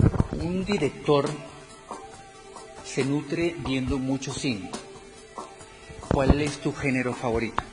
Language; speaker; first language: Spanish; native; Spanish